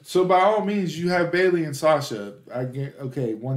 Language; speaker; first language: English; native; English